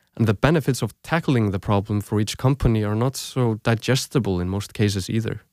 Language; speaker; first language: English; non-native, fluent; Icelandic